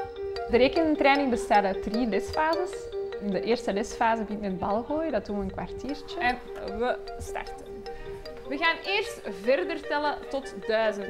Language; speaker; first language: Dutch; native; Dutch